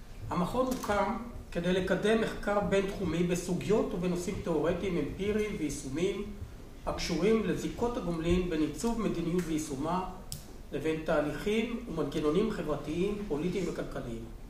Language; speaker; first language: Hebrew; native; Hebrew